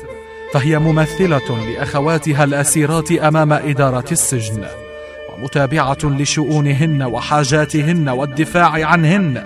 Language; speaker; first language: Arabic; native; Arabic